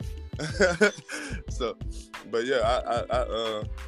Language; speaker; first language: English; native; English